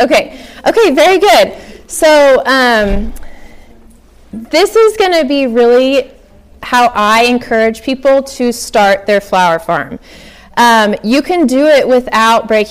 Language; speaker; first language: English; native; English